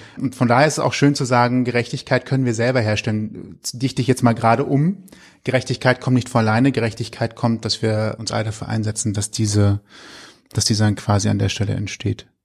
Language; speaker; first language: German; native; German